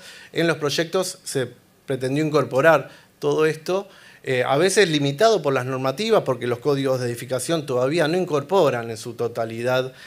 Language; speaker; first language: Spanish; native; Spanish